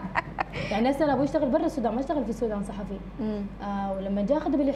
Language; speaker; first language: Arabic; native; Arabic